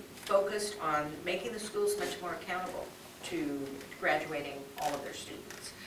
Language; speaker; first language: English; native; English